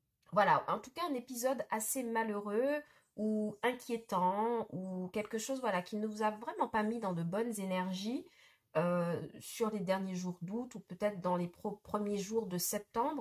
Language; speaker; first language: French; native; French